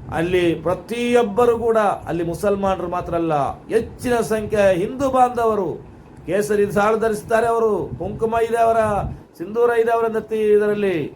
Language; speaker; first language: Kannada; non-native, local second language; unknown